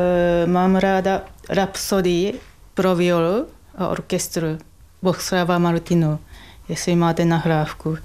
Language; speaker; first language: Czech; non-native, fluent; Japanese